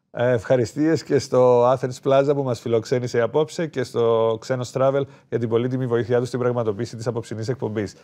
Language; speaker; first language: Greek; native; Greek